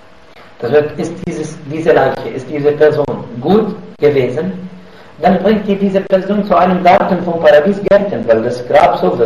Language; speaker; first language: German; non-native, fluent; Arabic